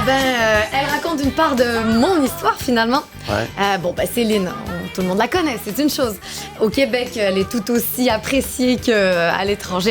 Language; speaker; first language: French; native; French